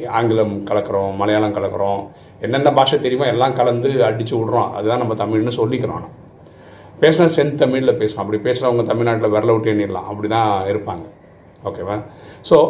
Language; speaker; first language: Tamil; non-native, local second language; Malayalam